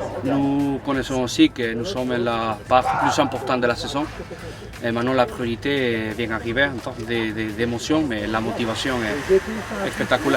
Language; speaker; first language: French; non-native, fluent; Spanish